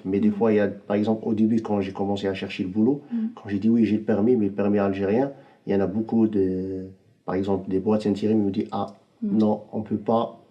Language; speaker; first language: French; non-native, fluent; Arabic